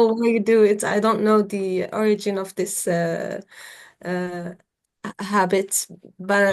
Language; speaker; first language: English; non-native, fluent; Arabic